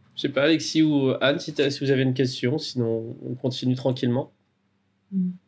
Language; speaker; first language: French; native; French